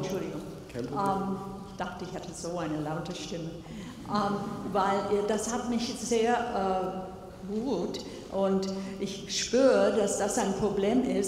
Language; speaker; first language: German; non-native, fluent; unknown